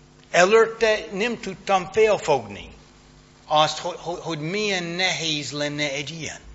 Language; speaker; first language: Hungarian; non-native, fluent; English